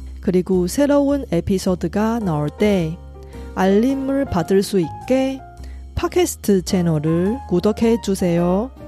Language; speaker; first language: Korean; non-native, fluent; Chinese